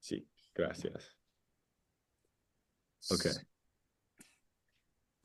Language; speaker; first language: Spanish; non-native, learner; English